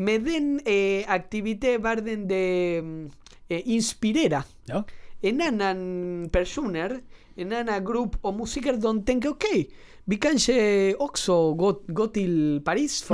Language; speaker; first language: Swedish; non-native, learner; Spanish